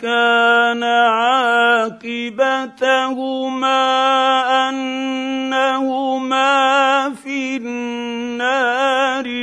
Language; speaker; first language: Arabic; native; Arabic